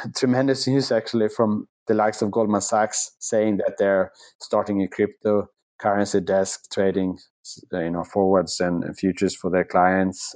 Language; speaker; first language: English; non-native, fluent; Swedish